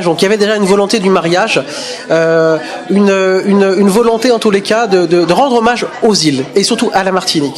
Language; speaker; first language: French; native; French